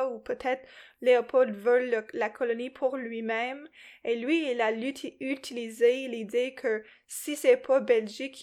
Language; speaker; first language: French; non-native, local second language; English